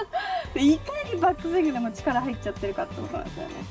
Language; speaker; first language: Japanese; native; Japanese